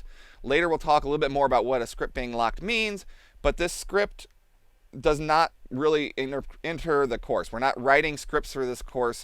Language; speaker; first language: English; native; English